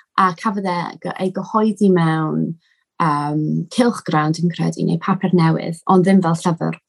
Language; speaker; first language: Welsh; non-native, local second language; English